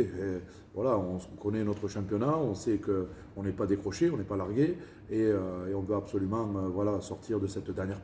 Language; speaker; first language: French; native; French